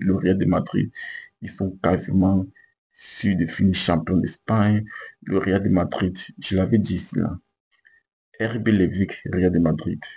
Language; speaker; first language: French; native; French